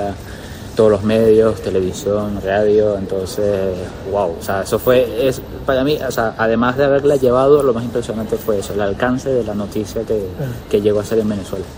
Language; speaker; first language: Spanish; native; Spanish